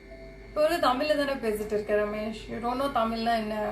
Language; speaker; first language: Tamil; non-native, local second language; Kannada